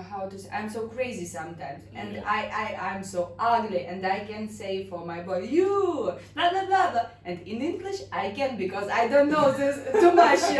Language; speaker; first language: English; non-native, learner; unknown